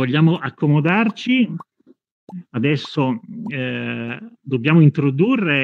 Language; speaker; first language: Italian; native; Italian